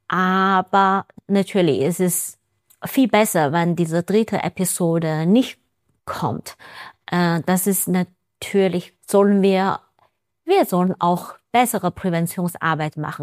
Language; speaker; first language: German; non-native, fluent; Chinese